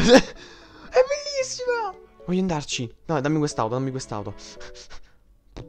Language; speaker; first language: Italian; native; Italian